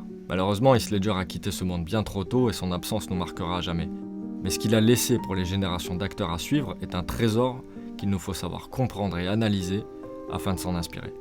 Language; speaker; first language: French; native; French